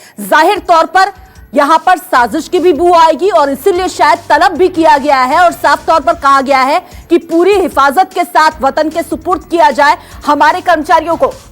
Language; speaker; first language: Hindi; native; Hindi